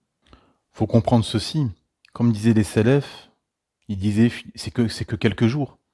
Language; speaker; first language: French; native; French